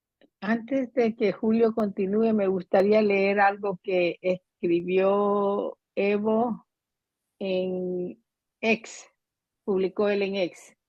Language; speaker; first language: Spanish; native; Spanish